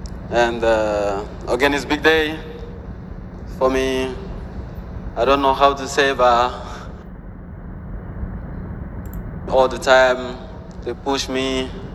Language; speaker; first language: English; non-native, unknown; Wolof